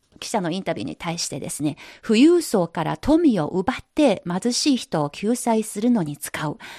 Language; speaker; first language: Japanese; non-native, fluent; Chinese